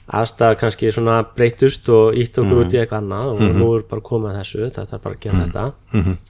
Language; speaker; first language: Icelandic; non-native, fluent; English